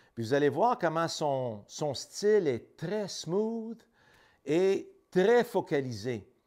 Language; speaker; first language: French; native; French